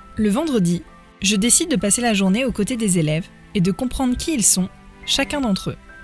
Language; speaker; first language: French; native; French